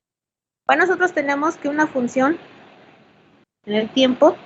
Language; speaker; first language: Spanish; native; Spanish